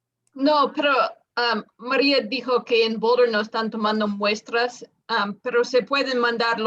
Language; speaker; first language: Spanish; non-native, fluent; English